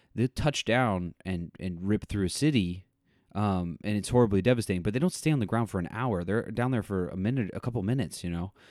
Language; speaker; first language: English; native; English